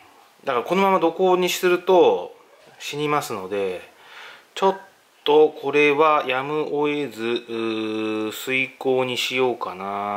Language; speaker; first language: Japanese; native; Japanese